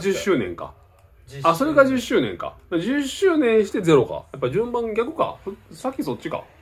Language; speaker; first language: Japanese; native; Japanese